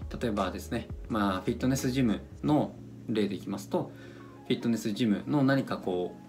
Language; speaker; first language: Japanese; native; Japanese